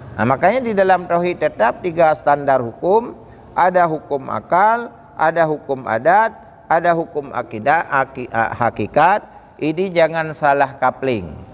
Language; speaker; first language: Malay; non-native, local second language; Achinese